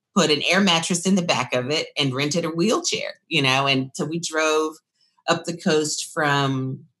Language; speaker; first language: English; native; English